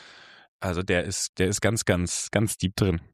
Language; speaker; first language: German; native; German